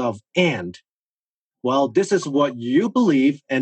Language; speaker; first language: English; non-native, local second language; Cantonese